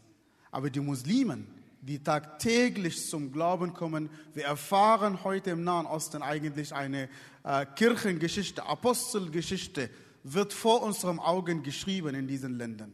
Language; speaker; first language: German; non-native, fluent; Arabic